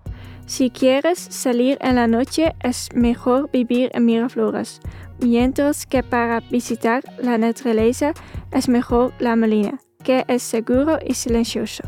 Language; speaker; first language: Spanish; non-native, fluent; Dutch